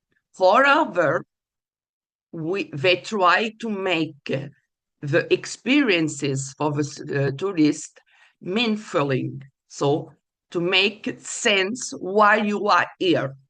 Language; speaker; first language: English; non-native, fluent; Portuguese